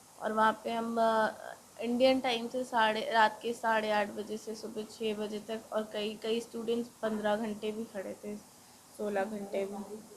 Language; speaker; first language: Hindi; native; Hindi